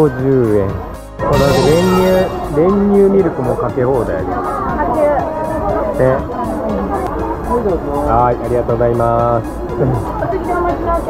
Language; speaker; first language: Japanese; native; Japanese